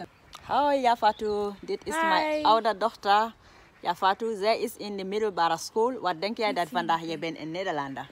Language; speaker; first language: Dutch; non-native, learner; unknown